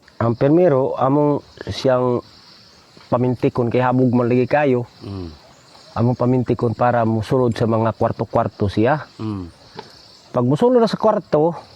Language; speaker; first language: Cebuano; non-native, local second language; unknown